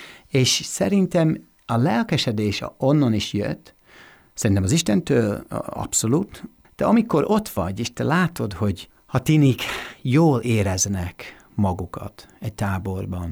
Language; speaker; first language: Hungarian; non-native, fluent; English